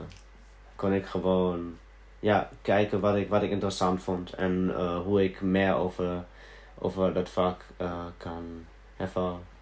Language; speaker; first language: Dutch; early bilingual, heritage; Dutch